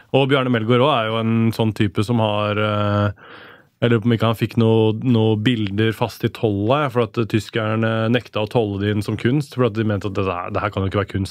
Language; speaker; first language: Norwegian; native; Norwegian